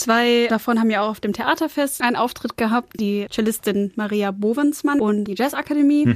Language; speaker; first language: German; native; German